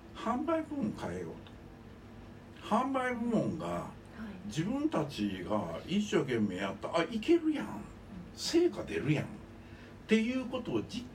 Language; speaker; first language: Japanese; native; Japanese